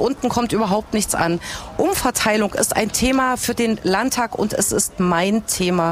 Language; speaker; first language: German; native; German